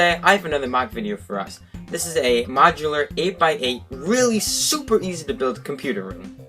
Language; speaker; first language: English; native; English